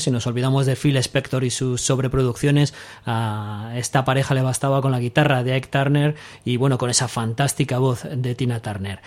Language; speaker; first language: Spanish; native; Spanish